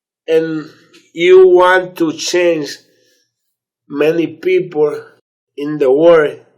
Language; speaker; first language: English; non-native, learner; Spanish